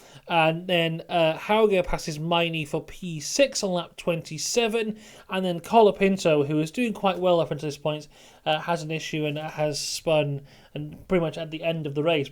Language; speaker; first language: English; native; English